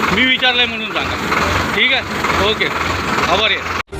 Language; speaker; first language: Marathi; native; Marathi